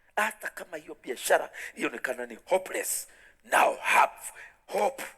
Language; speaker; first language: English; non-native, local second language; Swahili